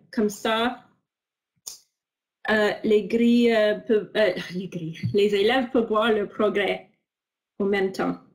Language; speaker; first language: French; non-native, fluent; English